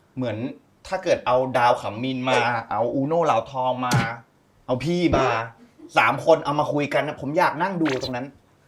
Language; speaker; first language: Thai; native; Thai